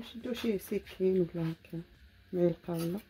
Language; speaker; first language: Arabic; native; Arabic